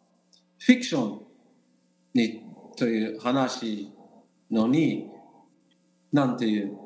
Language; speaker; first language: Japanese; non-native, learner; English